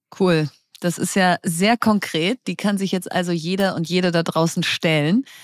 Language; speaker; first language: German; native; German